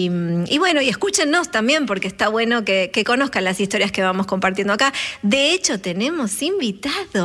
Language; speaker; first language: Spanish; native; Spanish